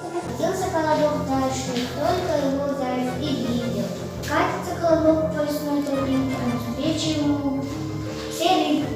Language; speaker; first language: Russian; non-native, local second language; Yakut